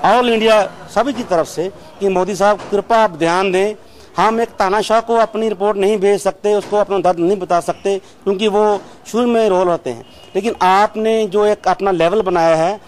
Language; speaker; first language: Hindi; non-native, local second language; Punjabi